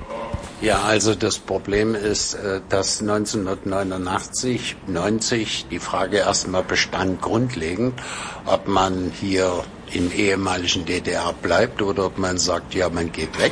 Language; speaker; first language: German; native; German